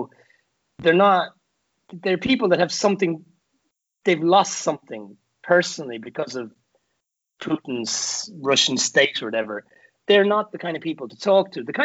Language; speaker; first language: English; native; English